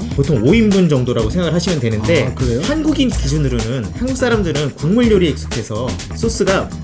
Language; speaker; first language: Korean; non-native, fluent; Italian